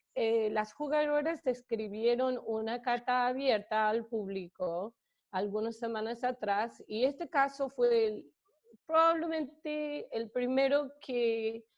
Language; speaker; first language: Spanish; non-native, fluent; English